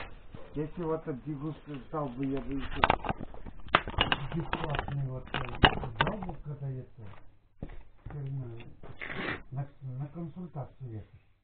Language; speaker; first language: Russian; native; Russian